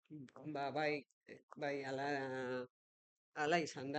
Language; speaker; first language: Basque; non-native, local second language; Spanish